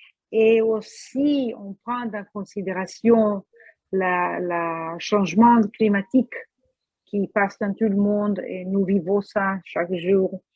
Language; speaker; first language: French; non-native, fluent; Hebrew